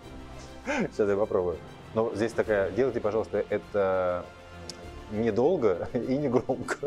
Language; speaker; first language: Russian; native; Russian